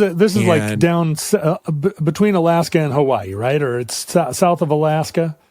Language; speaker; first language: English; native; English